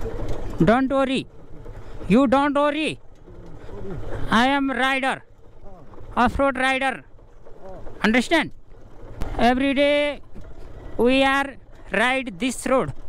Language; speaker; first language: English; non-native, learner; Nepali